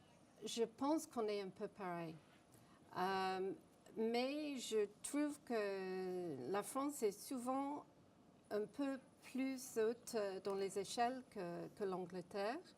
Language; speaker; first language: French; non-native, fluent; English